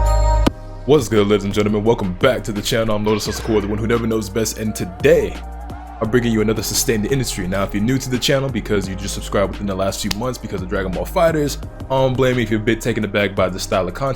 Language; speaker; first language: English; native; English